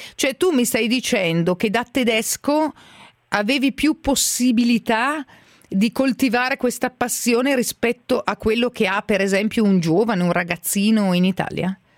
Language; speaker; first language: Italian; native; Italian